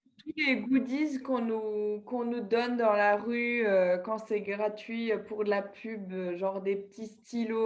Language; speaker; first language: French; native; French